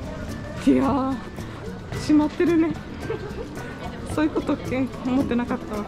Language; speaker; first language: Japanese; non-native, fluent; Portuguese